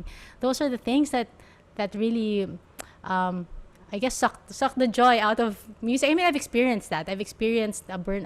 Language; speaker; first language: English; non-native, local second language; Filipino